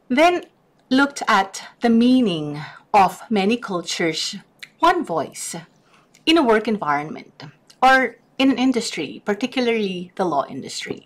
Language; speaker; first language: English; non-native, local second language; Filipino